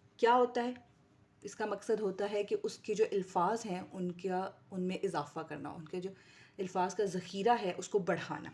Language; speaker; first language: Urdu; native; Urdu